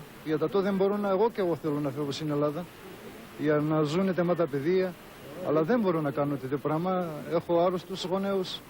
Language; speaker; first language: Greek; early bilingual, heritage; Greek